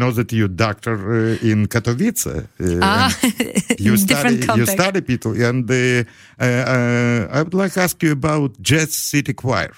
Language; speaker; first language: English; non-native, learner; Ukrainian